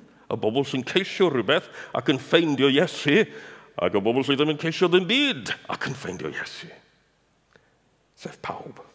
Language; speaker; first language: Welsh; non-native, fluent; English